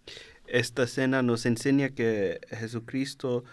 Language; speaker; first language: Spanish; early bilingual, heritage; Spanish